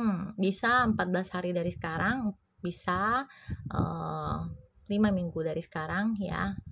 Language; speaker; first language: Indonesian; native; Indonesian